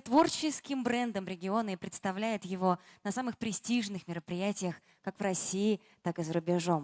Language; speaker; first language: Russian; native; Russian